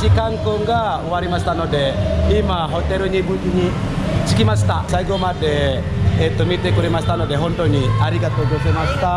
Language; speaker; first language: Japanese; non-native, fluent; Indonesian